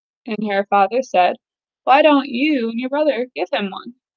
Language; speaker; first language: English; native; English